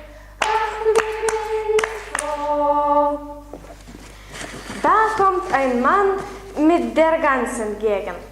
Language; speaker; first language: German; non-native, learner; Lithuanian